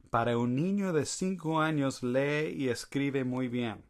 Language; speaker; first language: Spanish; non-native, fluent; English